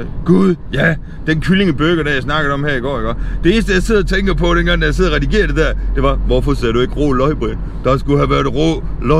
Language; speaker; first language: Danish; native; Danish